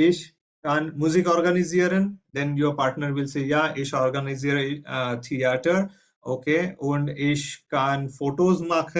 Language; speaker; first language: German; non-native, fluent; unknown